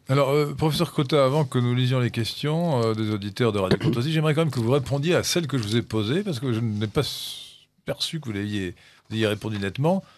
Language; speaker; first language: French; native; French